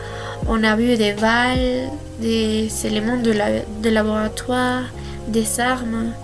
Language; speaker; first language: French; non-native, fluent; Spanish